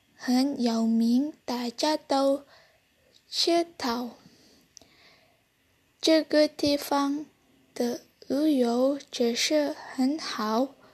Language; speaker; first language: Chinese; non-native, learner; Indonesian